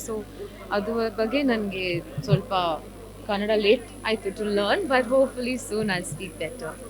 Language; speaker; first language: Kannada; non-native, learner; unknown